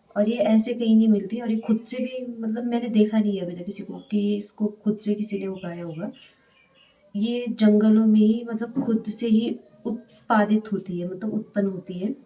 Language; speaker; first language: Hindi; native; Hindi